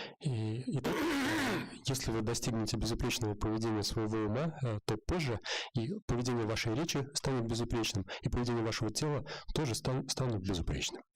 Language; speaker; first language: Russian; native; Russian